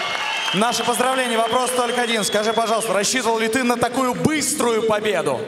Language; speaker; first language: Russian; native; Russian